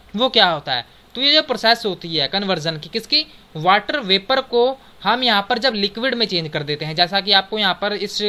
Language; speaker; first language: Hindi; native; Hindi